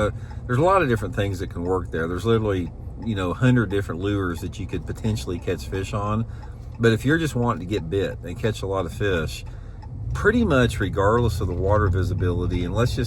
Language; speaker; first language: English; native; English